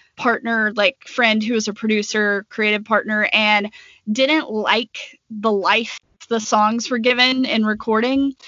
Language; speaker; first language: English; native; English